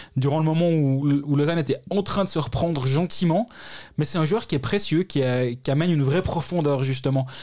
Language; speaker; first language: French; native; French